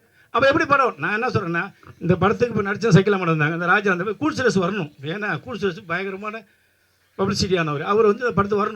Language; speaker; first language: Tamil; native; Tamil